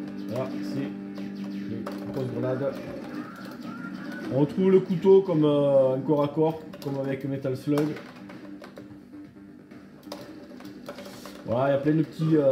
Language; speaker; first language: French; native; French